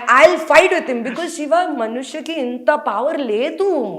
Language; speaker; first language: Telugu; non-native, local second language; Hindi